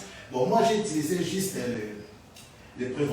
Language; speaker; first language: French; non-native, local second language; Lingala